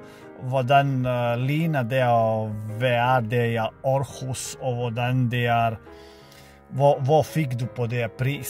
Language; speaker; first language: Norwegian; non-native, learner; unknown